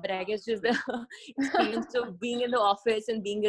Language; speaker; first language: English; non-native, local second language; Hindi